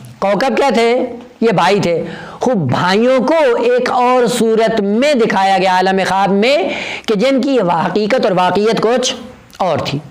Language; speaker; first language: Urdu; non-native, local second language; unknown